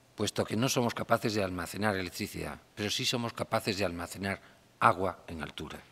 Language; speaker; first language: Spanish; native; Spanish